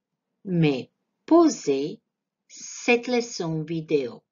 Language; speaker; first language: French; non-native, fluent; Croatian